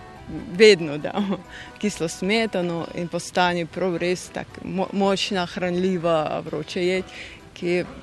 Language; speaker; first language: Slovenian; non-native, fluent; Russian